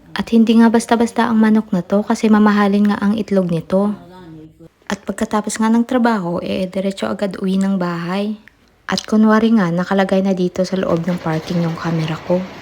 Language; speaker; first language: Filipino; native; Filipino